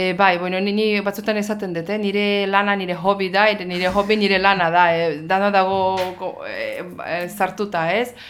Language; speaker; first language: Basque; non-native, fluent; Azerbaijani